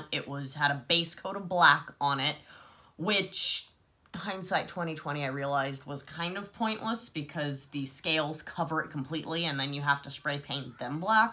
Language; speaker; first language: English; native; English